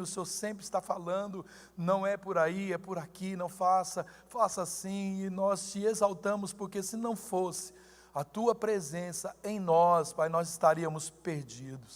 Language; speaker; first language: Portuguese; native; Portuguese